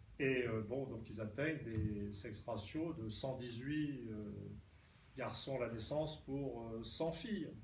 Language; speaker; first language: French; native; French